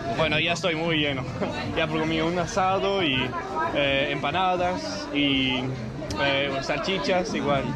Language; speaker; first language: Spanish; non-native, fluent; English